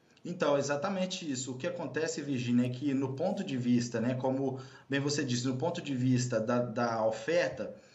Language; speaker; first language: Portuguese; native; Portuguese